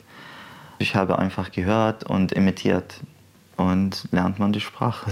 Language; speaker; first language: German; non-native, fluent; Arabic